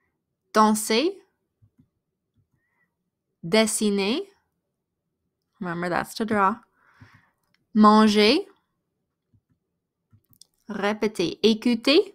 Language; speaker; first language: French; non-native, fluent; English